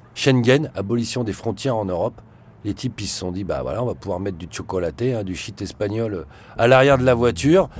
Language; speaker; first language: French; native; French